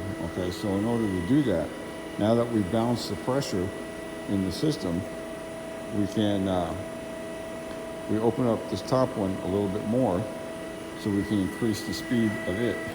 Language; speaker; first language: English; native; English